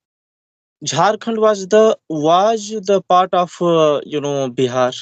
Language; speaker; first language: English; non-native, learner; Hindi